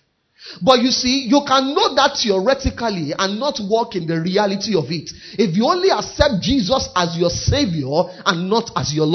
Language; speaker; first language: English; non-native, local second language; Yoruba